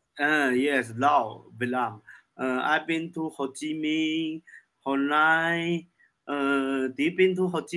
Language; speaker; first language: English; non-native, learner; Chinese